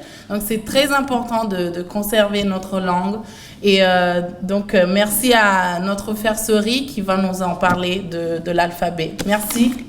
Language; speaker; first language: French; non-native, fluent; Italian